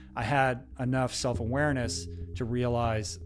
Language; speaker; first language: English; native; English